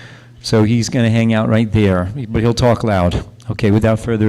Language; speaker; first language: English; native; English